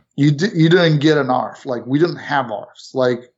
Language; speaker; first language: English; early bilingual, other home language; Romanian